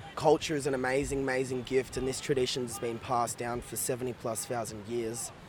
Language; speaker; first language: English; native; English